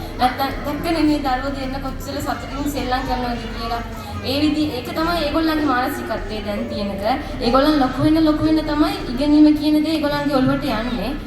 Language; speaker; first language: Sinhala; non-native, local second language; Tamil